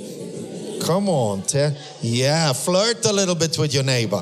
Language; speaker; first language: English; non-native, fluent; German